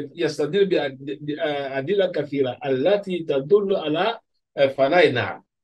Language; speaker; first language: Arabic; non-native, fluent; Urdu